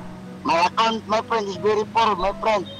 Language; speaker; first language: English; non-native, local second language; Cebuano